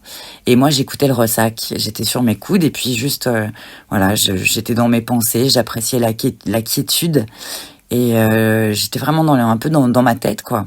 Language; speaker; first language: French; native; French